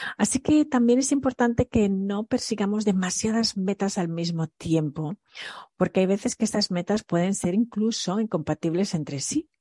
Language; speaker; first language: Spanish; early bilingual, other home language; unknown